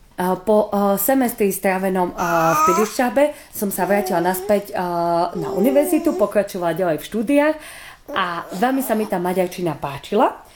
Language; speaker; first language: Slovak; native; Slovak